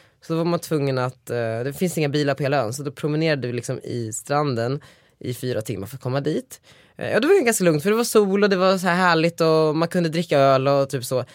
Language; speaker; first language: Swedish; native; Swedish